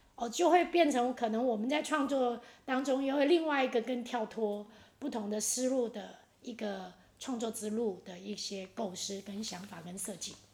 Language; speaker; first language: Chinese; non-native, local second language; Hakka Chinese